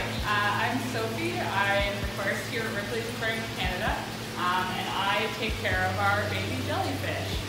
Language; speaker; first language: English; native; English